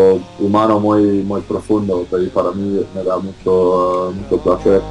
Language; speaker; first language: Spanish; non-native, fluent; English